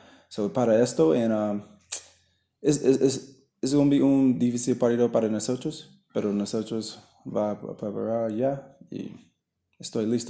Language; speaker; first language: Spanish; non-native, learner; English